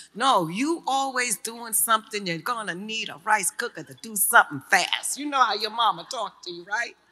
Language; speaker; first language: English; native; English